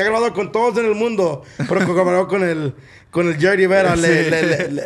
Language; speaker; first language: Spanish; early bilingual, heritage; Spanish